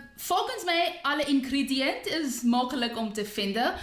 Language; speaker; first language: Dutch; non-native, fluent; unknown